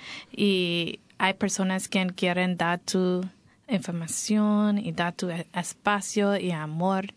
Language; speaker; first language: Spanish; non-native, learner; English